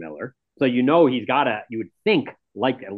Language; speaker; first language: English; native; English